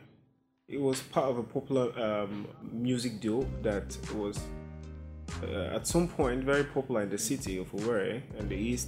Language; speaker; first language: English; non-native, local second language; Igbo